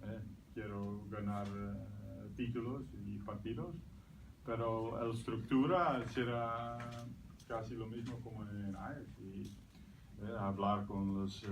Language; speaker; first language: Spanish; non-native, learner; Dutch